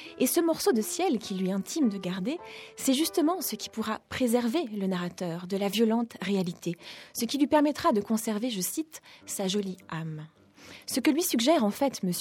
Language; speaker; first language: French; native; French